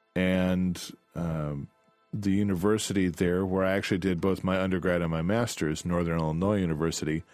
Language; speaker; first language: English; native; English